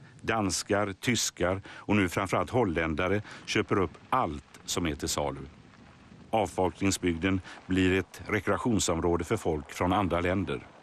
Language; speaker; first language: Swedish; native; Swedish